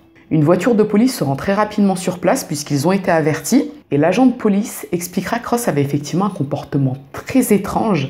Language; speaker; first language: French; native; French